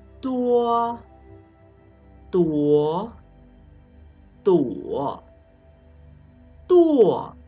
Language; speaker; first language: Chinese; non-native, fluent; Thai